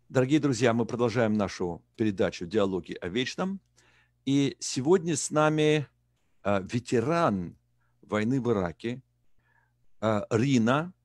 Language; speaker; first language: Russian; native; Russian